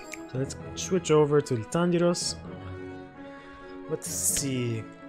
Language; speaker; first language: English; native; English